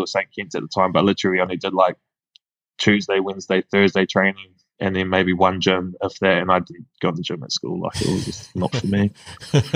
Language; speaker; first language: English; native; English